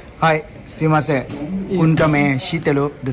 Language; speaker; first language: Japanese; non-native, learner; Thai